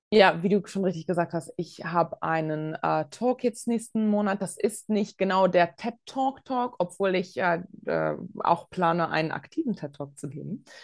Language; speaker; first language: German; early bilingual, other home language; Latvian